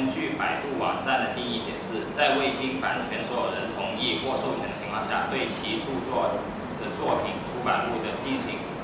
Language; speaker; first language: Chinese; native; Chinese